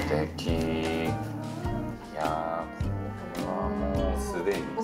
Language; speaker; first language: Japanese; native; Japanese